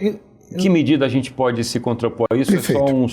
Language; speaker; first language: Portuguese; native; Portuguese